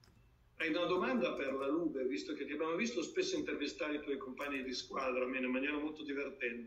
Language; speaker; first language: Italian; native; Italian